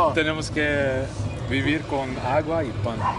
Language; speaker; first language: Spanish; non-native, learner; Dutch